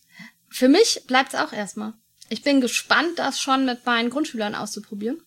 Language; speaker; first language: German; native; German